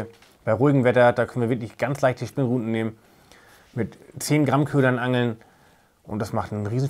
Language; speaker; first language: German; native; German